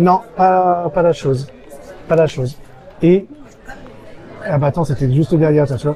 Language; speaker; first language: French; native; French